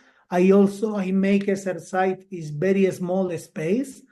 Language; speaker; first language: English; non-native, learner; Spanish